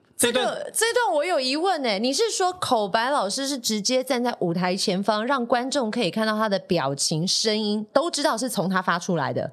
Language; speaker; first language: Chinese; native; Chinese